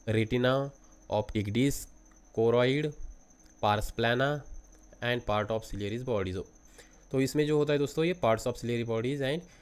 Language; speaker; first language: Hindi; non-native, local second language; Marathi